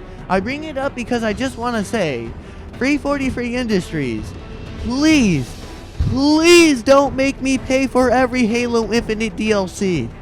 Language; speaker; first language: English; native; English